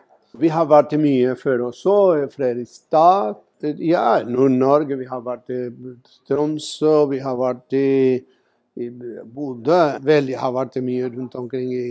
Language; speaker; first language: Norwegian; non-native, fluent; Spanish